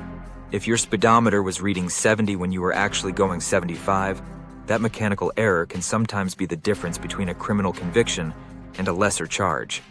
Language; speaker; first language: English; native; English